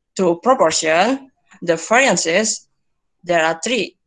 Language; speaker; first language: English; non-native, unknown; Indonesian